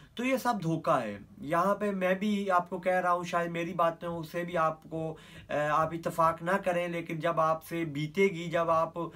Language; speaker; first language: Urdu; non-native, local second language; Punjabi